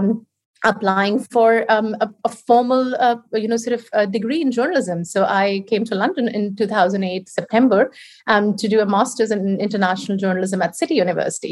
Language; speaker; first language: English; non-native, local second language; Hindi